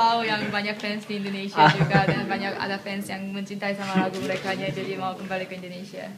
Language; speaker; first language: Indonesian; non-native, fluent; Korean